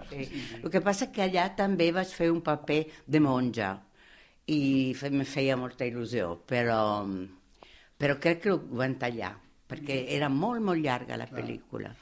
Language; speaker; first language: Catalan; non-native, fluent; Italian